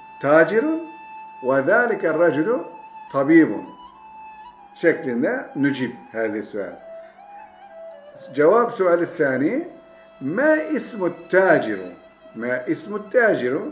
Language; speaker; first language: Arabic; non-native, fluent; Turkish